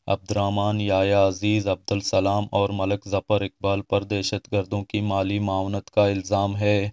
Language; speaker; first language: Urdu; non-native, local second language; Baluchi